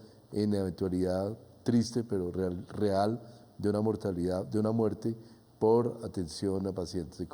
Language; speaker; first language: Spanish; native; Spanish